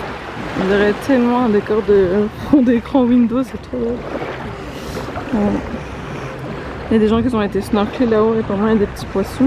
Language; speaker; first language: French; native; French